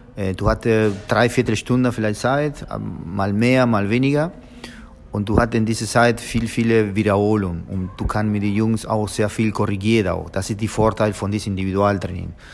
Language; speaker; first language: German; non-native, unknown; Spanish